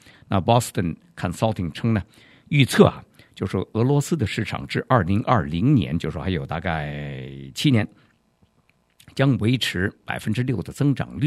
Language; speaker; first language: Chinese; native; Chinese